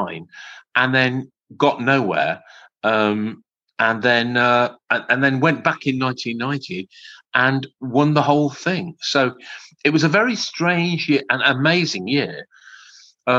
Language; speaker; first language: English; native; English